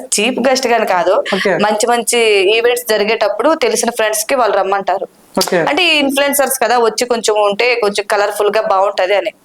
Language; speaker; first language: Telugu; native; Telugu